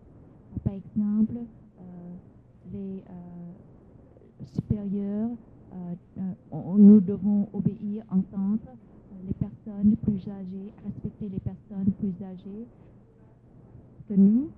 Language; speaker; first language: French; non-native, fluent; Vietnamese